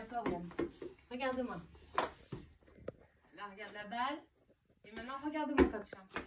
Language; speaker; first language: French; native; French